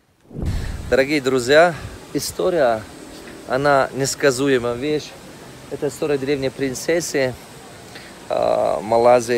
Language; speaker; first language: Russian; non-native, local second language; Tajik